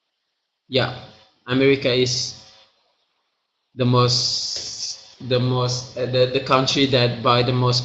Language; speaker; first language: English; non-native, learner; Indonesian